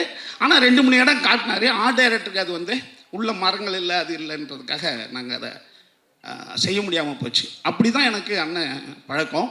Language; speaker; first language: Tamil; native; Tamil